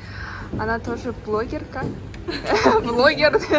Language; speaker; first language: Russian; non-native, local second language; Kazakh